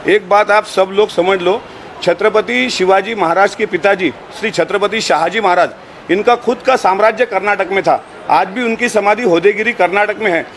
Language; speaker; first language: Hindi; non-native, local second language; Marathi